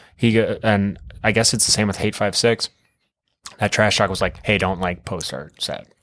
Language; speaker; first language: English; native; English